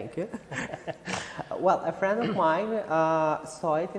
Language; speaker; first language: English; non-native, fluent; Albanian